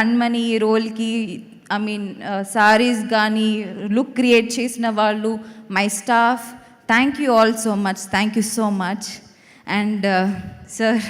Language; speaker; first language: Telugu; non-native, fluent; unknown